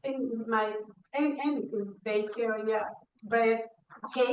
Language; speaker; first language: English; non-native, learner; Spanish